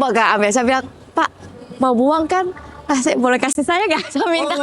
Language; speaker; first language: Indonesian; early bilingual, heritage; Indonesian